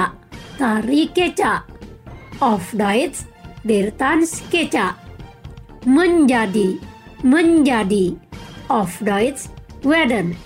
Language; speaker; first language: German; non-native, fluent; Indonesian